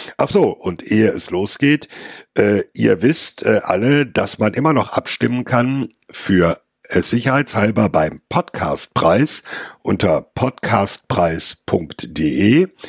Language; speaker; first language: German; native; German